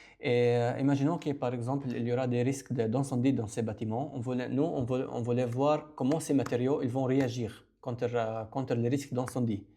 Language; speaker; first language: French; non-native, local second language; Arabic